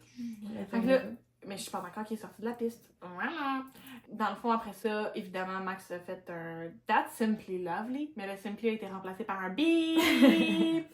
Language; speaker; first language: French; native; French